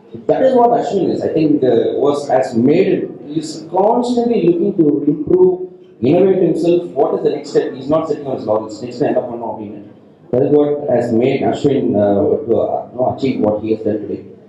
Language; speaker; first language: English; non-native, local second language; Tamil